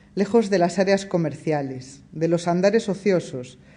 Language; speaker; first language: Spanish; native; Spanish